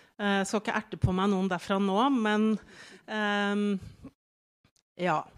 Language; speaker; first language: Norwegian; native; Norwegian